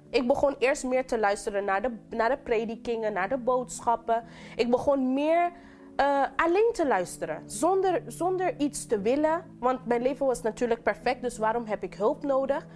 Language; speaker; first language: Dutch; non-native, local second language; English